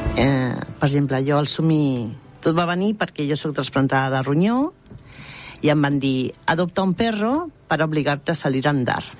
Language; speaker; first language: Catalan; non-native, local second language; Spanish